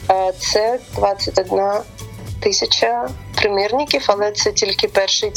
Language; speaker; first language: Ukrainian; non-native, local second language; Russian